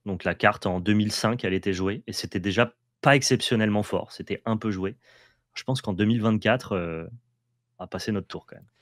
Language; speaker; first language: French; native; French